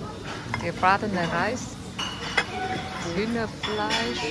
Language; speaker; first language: German; non-native, learner; Vietnamese